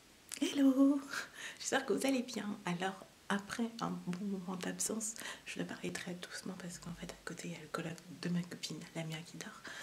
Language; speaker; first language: French; native; French